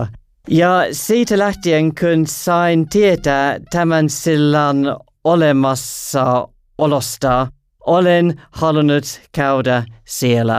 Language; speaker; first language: Finnish; non-native, learner; English